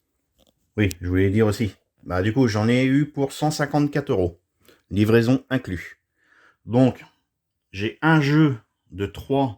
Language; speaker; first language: French; native; French